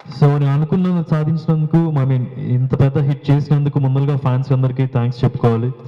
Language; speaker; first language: Telugu; native; Telugu